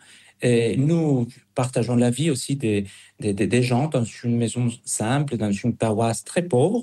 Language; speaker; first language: French; non-native, fluent; Spanish